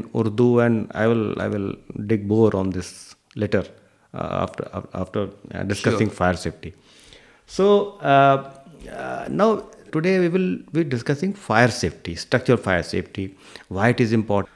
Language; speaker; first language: English; non-native, local second language; Hindi